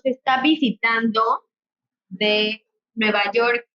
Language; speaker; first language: Spanish; native; Spanish